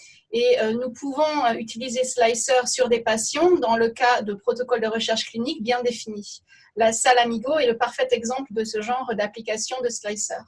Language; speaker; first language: French; native; French